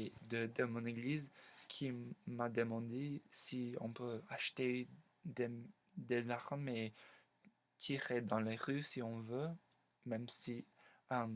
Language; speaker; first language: French; non-native, learner; English